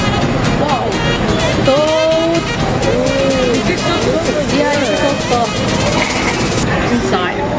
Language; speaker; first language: English; non-native, fluent; Indonesian